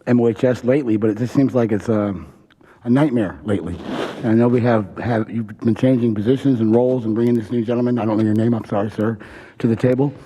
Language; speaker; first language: English; native; English